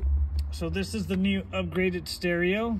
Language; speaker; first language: English; native; English